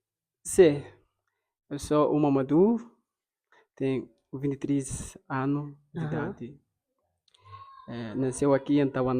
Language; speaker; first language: Portuguese; non-native, local second language; Fula